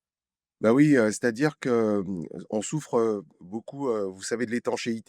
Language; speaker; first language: French; native; French